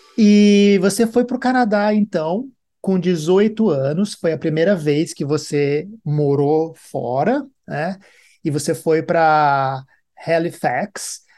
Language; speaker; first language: Portuguese; native; Portuguese